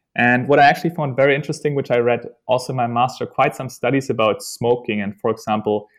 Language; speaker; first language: English; non-native, fluent; German